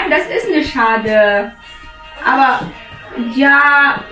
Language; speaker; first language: German; non-native, learner; Filipino